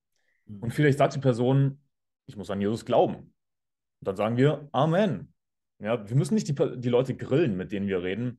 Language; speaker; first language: German; native; German